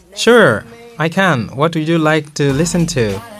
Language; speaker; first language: English; non-native, local second language; Nyanja